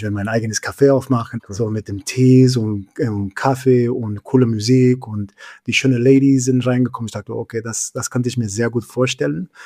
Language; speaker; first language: German; non-native, fluent; English